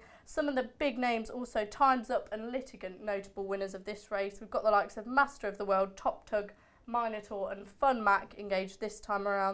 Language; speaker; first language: English; native; English